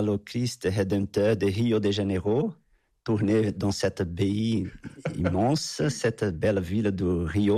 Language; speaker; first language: French; non-native, fluent; Portuguese